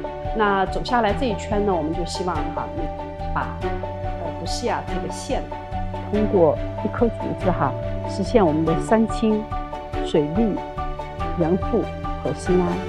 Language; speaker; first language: Chinese; native; Chinese